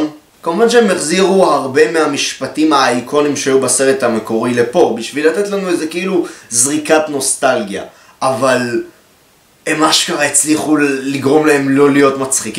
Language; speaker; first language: Hebrew; native; Hebrew